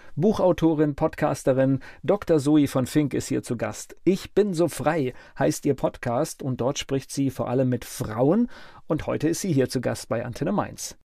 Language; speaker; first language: German; native; German